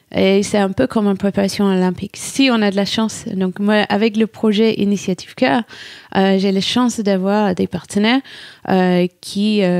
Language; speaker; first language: French; non-native, fluent; English